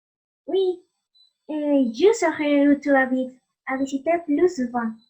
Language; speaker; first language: French; non-native, learner; Spanish